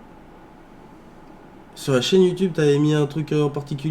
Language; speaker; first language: French; native; French